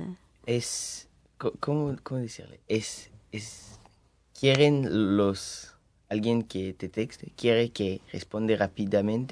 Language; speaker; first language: Spanish; early bilingual, heritage; French